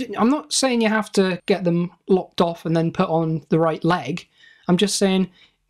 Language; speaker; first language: English; native; English